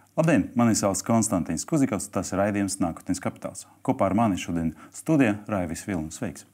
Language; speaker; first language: Latvian; non-native, local second language; Russian